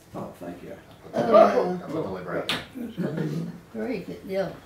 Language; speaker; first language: English; native; English